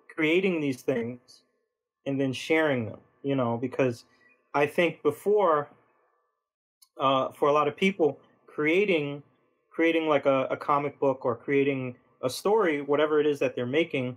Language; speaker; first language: English; native; English